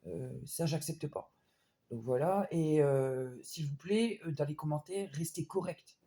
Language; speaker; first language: French; native; French